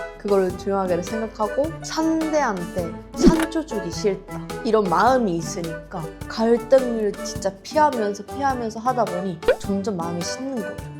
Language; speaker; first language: Korean; non-native, fluent; Japanese